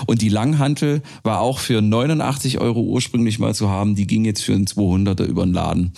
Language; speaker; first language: German; native; German